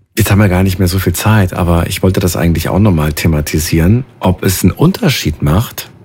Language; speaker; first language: German; native; German